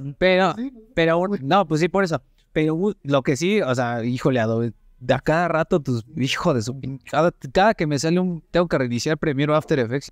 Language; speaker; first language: Spanish; native; Spanish